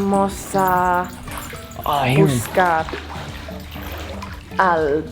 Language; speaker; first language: Spanish; non-native, learner; English